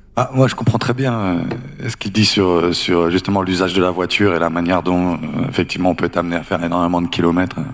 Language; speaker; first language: French; native; French